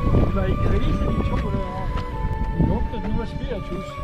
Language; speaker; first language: Danish; native; Danish